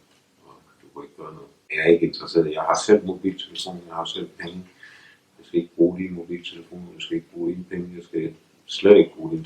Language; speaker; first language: Danish; early bilingual, other home language; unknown